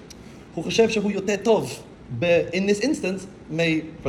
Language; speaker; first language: Hebrew; non-native, fluent; English